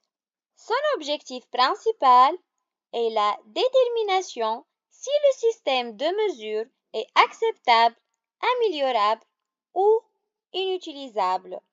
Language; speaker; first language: French; non-native, local second language; Arabic